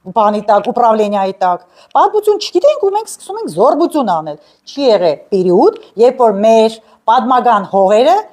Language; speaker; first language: Armenian; native; Armenian